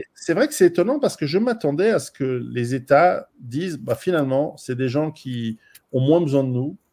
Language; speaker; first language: French; native; French